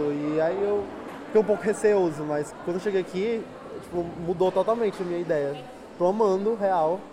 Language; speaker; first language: Portuguese; native; Portuguese